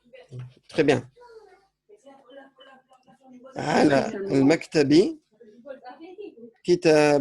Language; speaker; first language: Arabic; non-native, fluent; French